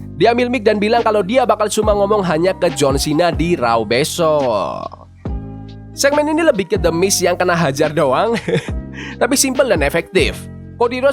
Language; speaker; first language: Indonesian; native; Indonesian